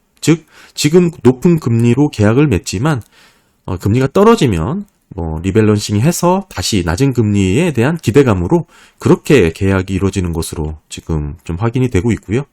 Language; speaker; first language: Korean; native; Korean